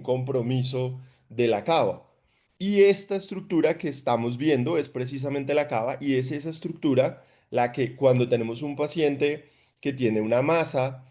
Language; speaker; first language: Spanish; native; Spanish